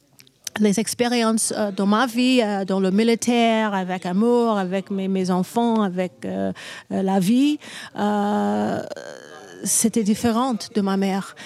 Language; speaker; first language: French; non-native, learner; English